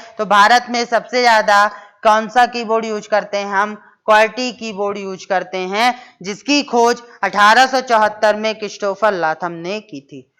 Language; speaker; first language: Hindi; native; Hindi